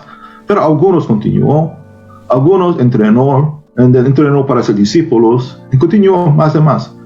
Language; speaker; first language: Spanish; non-native, learner; Korean